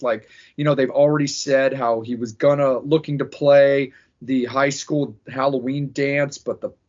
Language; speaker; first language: English; native; English